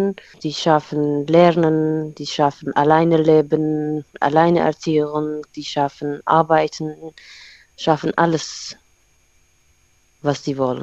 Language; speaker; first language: German; non-native, learner; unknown